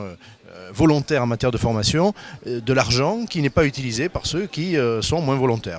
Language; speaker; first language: French; native; French